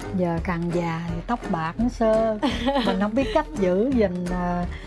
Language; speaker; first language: Vietnamese; native; Vietnamese